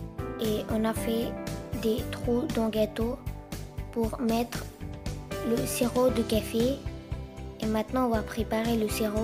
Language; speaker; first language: French; non-native, fluent; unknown